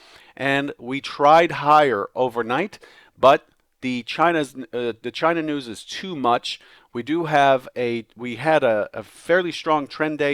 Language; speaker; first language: English; native; English